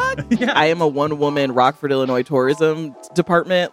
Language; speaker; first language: English; native; English